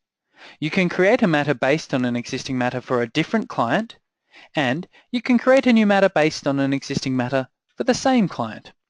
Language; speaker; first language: English; native; English